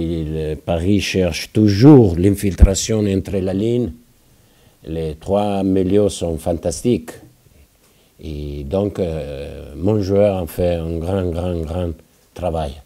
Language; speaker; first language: French; non-native, fluent; Italian